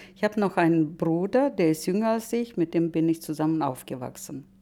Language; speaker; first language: German; non-native, fluent; Russian